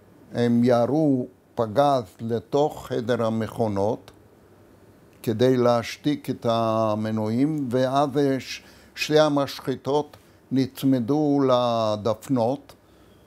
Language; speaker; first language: Hebrew; non-native, fluent; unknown